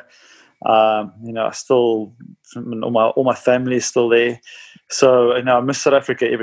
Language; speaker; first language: English; non-native, local second language; Afrikaans